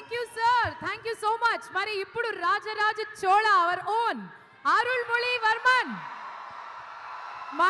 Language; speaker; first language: Telugu; native; Telugu